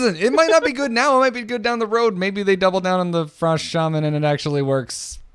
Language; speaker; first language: English; native; English